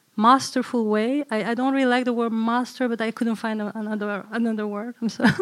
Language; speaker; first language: English; early bilingual, other home language; Turkish